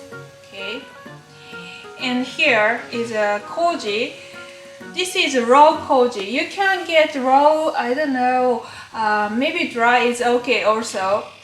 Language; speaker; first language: English; non-native, learner; Japanese